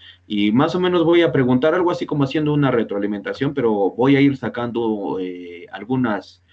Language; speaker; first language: Spanish; native; Spanish